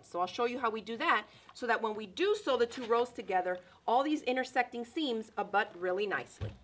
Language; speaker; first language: English; native; English